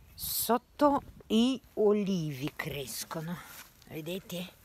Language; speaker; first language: Italian; non-native, fluent; Russian